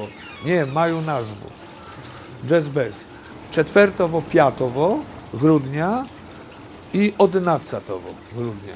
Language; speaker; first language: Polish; non-native, learner; Ukrainian